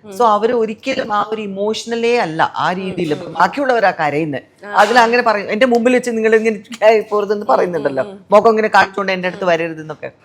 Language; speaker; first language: Malayalam; non-native, local second language; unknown